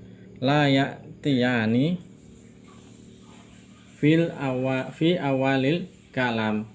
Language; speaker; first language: Arabic; non-native, fluent; Indonesian